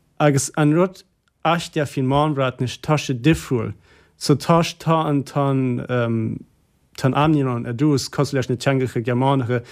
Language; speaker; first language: Irish; non-native, fluent; German